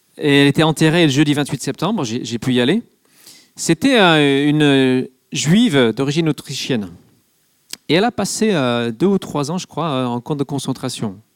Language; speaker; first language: French; non-native, fluent; English